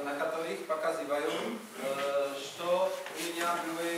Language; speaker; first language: Russian; non-native, learner; Czech